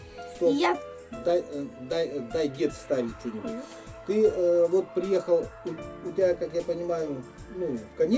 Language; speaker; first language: Russian; native; Russian